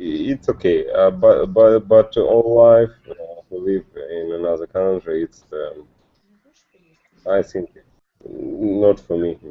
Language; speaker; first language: English; non-native, learner; Russian